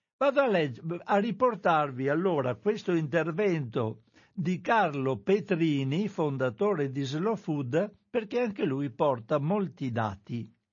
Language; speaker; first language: Italian; native; Italian